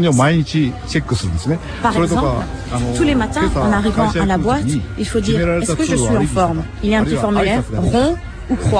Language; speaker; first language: French; native; French